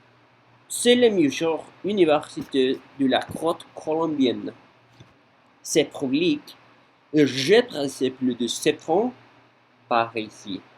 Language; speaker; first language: French; non-native, learner; Spanish